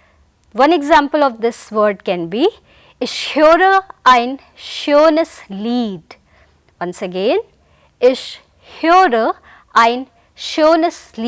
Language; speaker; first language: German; non-native, fluent; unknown